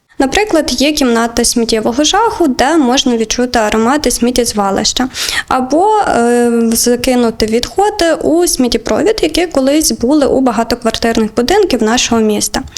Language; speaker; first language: Ukrainian; native; Ukrainian